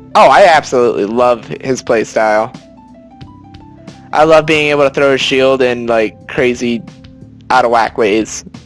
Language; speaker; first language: English; native; English